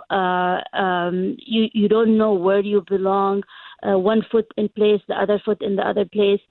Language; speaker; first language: English; non-native, fluent; Arabic